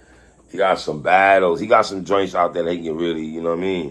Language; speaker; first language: English; native; English